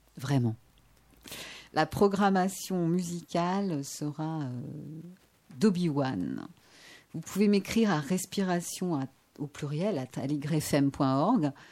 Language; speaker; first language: French; native; French